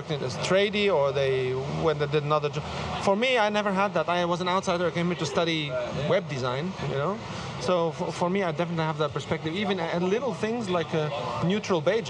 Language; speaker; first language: English; non-native, fluent; Arabic